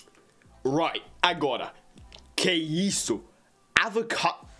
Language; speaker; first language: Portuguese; non-native, learner; English